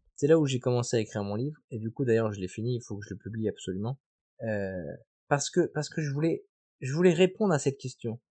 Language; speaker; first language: French; native; French